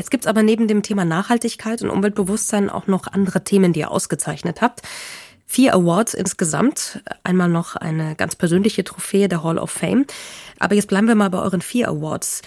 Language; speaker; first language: German; native; German